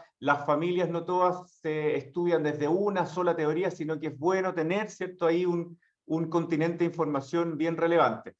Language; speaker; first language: Spanish; native; Spanish